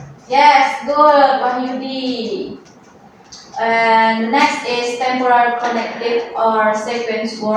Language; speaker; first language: English; non-native, learner; Indonesian